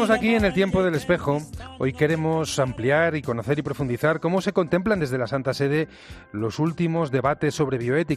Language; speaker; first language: Spanish; native; Spanish